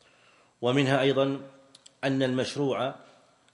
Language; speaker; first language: Arabic; native; Arabic